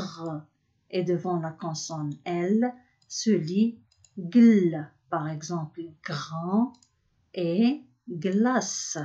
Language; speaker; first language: French; non-native, local second language; Arabic